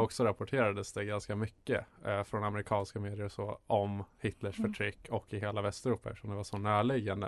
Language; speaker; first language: Swedish; native; Swedish